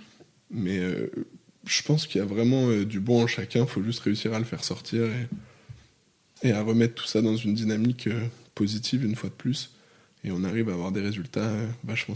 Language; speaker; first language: French; native; French